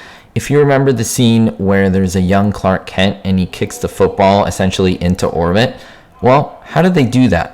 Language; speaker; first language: English; native; English